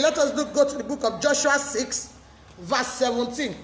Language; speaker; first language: English; non-native, local second language; Yoruba